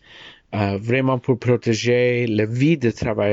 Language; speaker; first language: French; non-native, learner; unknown